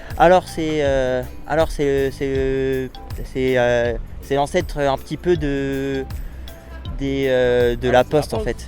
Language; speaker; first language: French; native; French